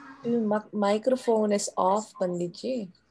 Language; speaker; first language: Dutch; non-native, local second language; Caribbean Hindustani